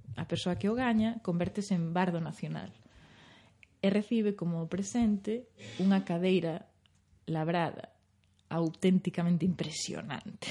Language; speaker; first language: Galician; native; Galician